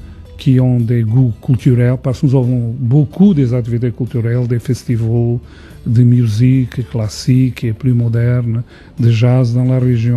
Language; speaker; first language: French; non-native, fluent; Portuguese